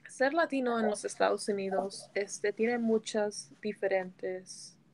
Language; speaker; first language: Spanish; early bilingual, heritage; Spanish